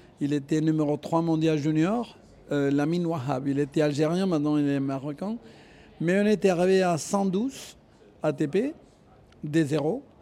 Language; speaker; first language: French; non-native, fluent; Spanish